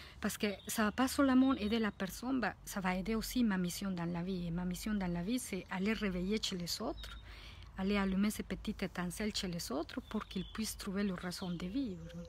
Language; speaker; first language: French; non-native, fluent; Spanish